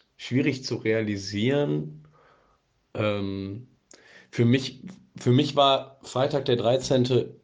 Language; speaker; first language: German; native; German